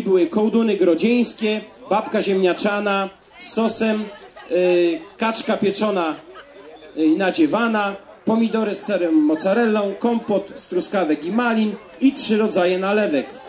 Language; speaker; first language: Polish; native; Polish